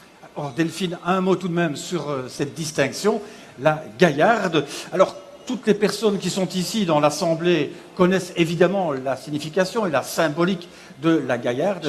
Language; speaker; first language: French; native; French